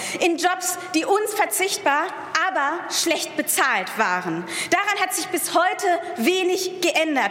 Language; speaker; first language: German; early bilingual, other home language; Persian